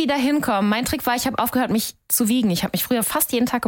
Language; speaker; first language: German; native; German